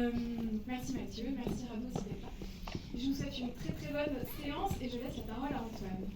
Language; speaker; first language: French; native; French